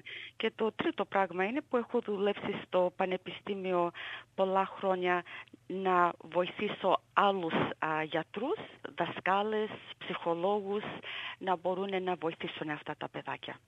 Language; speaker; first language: Greek; early bilingual, heritage; Greek